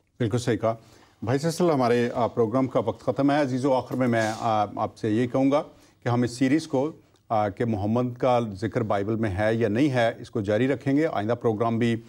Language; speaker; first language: Urdu; non-native, local second language; Punjabi